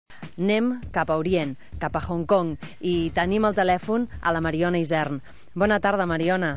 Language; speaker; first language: Catalan; native; Catalan